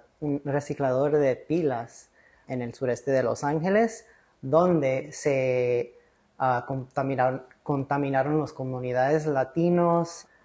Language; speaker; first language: Spanish; early bilingual, heritage; English